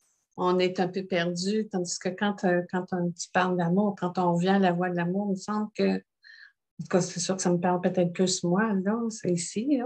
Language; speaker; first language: French; native; French